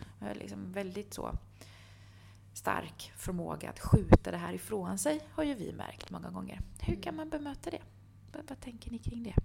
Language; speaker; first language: Swedish; early bilingual, other home language; Bosnian